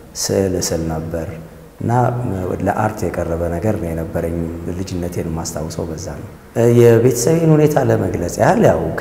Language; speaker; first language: Amharic; native; Amharic